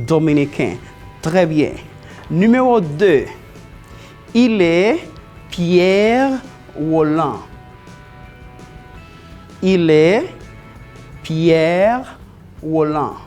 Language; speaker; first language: French; non-native, fluent; Spanish